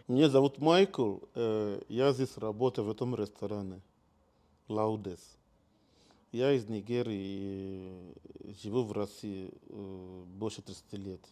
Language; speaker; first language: Russian; non-native, fluent; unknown